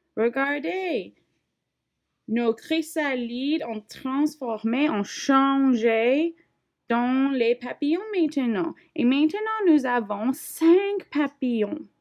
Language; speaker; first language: French; non-native, learner; English